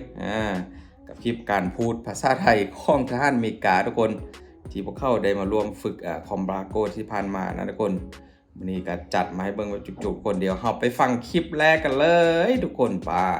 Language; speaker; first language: Thai; non-native, local second language; Lao